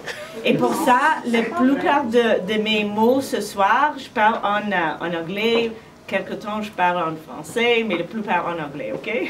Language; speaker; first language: French; non-native, learner; English